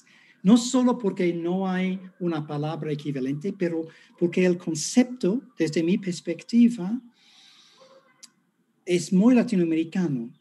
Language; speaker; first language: Spanish; non-native, fluent; English